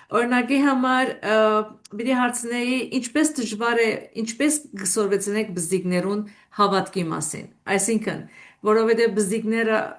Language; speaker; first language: Armenian; native; Armenian